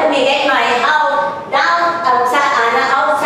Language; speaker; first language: English; non-native, learner; Spanish